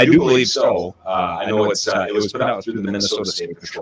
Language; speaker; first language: English; native; English